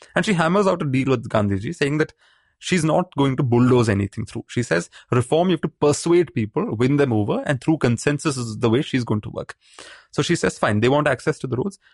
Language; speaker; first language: English; non-native, local second language; Malayalam